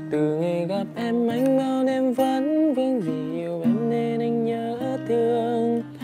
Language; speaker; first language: Vietnamese; early bilingual, other home language; Lao